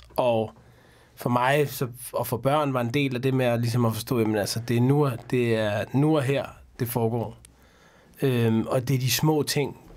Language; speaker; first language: Danish; early bilingual, other home language; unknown